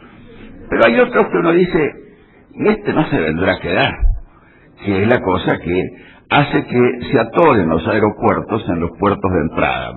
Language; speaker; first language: Spanish; native; Spanish